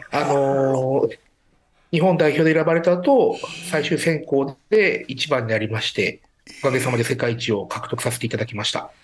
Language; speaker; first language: Japanese; native; Japanese